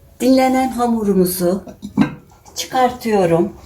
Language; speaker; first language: Turkish; native; Turkish